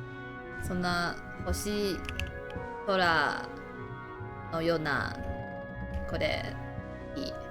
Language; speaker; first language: Japanese; non-native, learner; Chinese